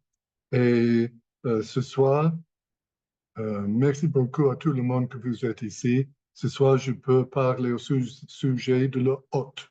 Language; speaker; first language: French; non-native, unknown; English